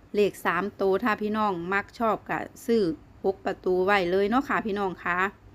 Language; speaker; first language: Thai; non-native, local second language; Northeastern Thai